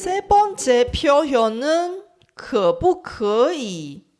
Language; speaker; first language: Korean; non-native, fluent; Chinese